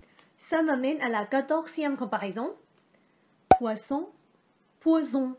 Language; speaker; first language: French; non-native, fluent; Thai